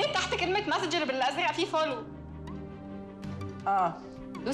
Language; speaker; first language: Arabic; native; Arabic